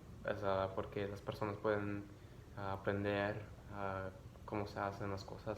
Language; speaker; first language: Spanish; early bilingual, other home language; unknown